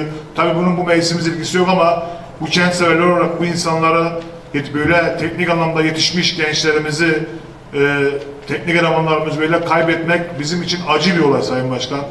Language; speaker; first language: Turkish; native; Turkish